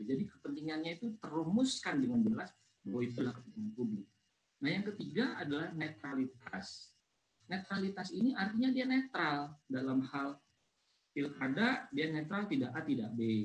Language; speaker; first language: Indonesian; native; Indonesian